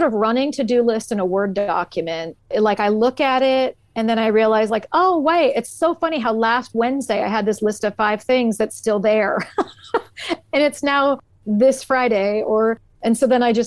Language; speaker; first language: English; native; English